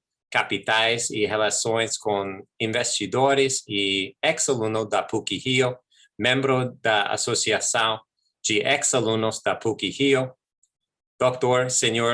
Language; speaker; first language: Portuguese; non-native, fluent; English